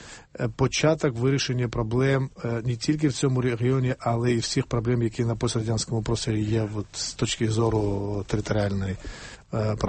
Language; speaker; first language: Ukrainian; non-native, fluent; Georgian